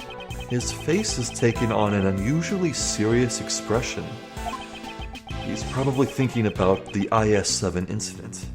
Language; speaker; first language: English; native; English